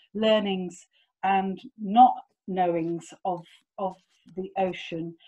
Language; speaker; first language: English; native; English